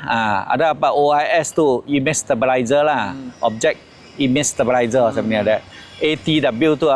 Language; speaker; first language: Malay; non-native, local second language; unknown